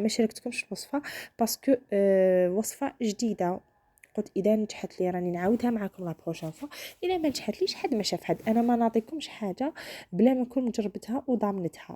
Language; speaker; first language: Arabic; native; Arabic